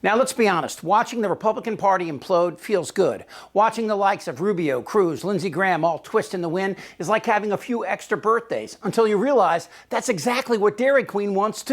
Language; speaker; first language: English; native; English